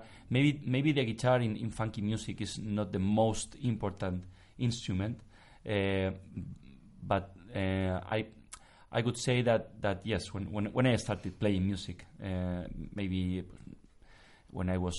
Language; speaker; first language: English; non-native, fluent; Spanish